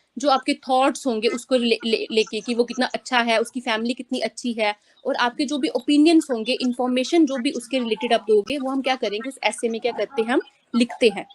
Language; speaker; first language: Hindi; native; Hindi